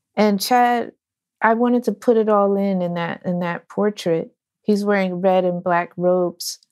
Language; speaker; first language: English; native; English